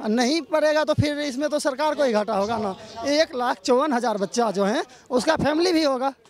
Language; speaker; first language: Hindi; native; Hindi